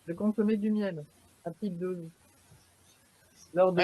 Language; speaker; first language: French; native; French